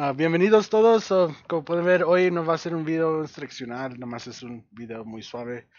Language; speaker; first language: Spanish; early bilingual, heritage; Spanish